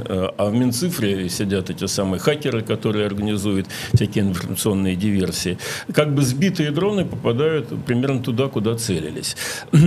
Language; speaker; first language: Russian; native; Russian